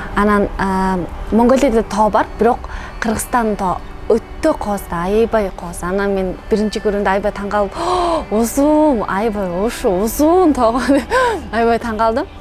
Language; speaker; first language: Kyrgyz; non-native, learner; Mongolian